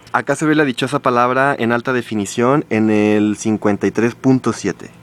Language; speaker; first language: Spanish; native; Spanish